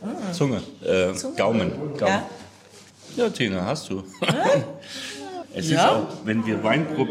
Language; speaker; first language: German; native; German